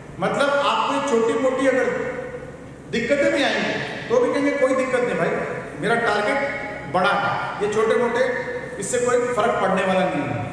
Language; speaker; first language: Hindi; non-native, local second language; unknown